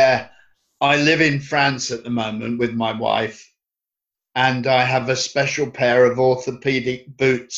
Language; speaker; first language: English; native; English